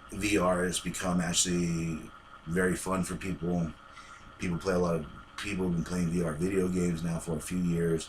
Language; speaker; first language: English; native; English